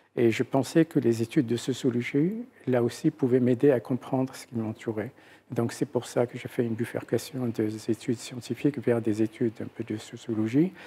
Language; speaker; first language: French; non-native, local second language; Arabic